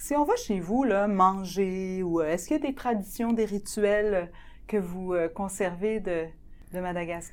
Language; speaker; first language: French; native; French